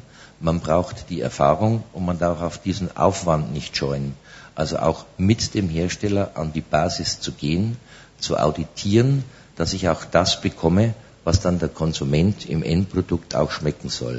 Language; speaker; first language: German; native; German